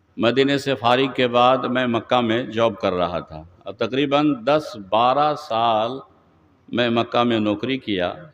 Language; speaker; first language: Urdu; non-native, local second language; Bangla